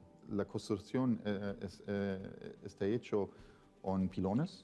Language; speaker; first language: Spanish; non-native, fluent; Italian